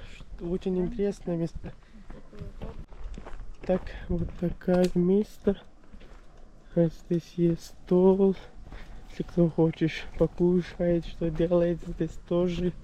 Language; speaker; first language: Russian; non-native, learner; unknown